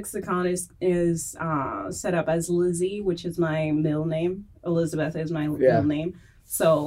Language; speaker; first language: English; non-native, fluent; French